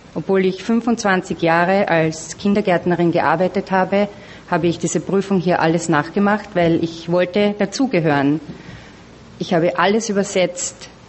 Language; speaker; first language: German; native; German